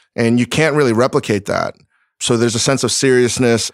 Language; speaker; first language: English; native; English